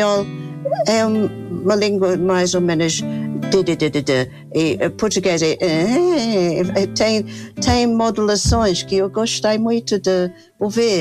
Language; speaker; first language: Portuguese; non-native, fluent; English